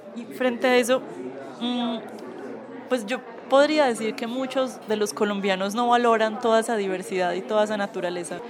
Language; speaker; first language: Spanish; native; Spanish